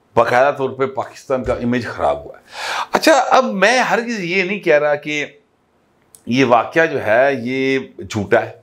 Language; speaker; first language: Urdu; non-native, local second language; Punjabi